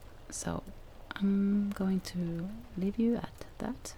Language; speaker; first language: English; non-native, fluent; Norwegian